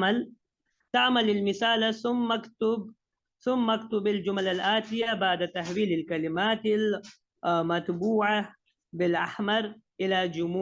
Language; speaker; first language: Arabic; non-native, fluent; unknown